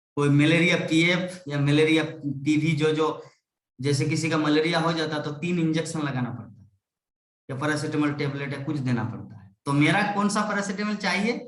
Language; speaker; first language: Hindi; non-native, local second language; Bangla